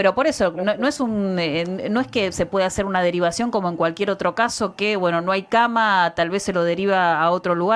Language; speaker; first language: Spanish; native; Spanish